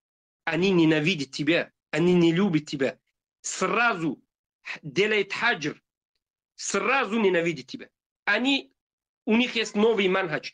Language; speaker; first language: Russian; non-native, fluent; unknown